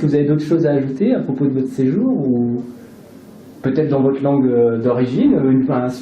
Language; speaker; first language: French; native; French